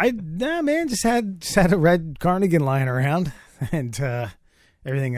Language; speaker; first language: English; native; English